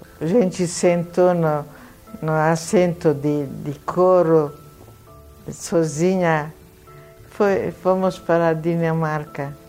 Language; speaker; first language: Portuguese; non-native, fluent; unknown